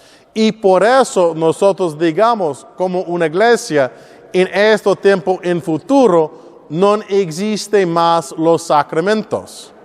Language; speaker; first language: Spanish; non-native, learner; English